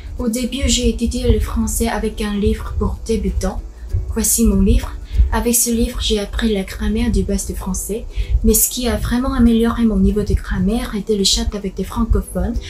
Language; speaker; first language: French; non-native, fluent; Korean